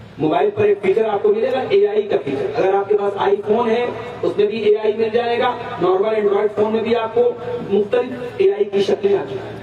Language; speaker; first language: Urdu; native; Urdu